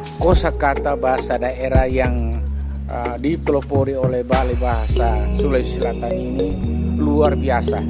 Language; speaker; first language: Indonesian; non-native, local second language; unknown